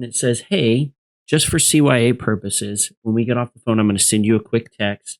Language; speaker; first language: English; native; English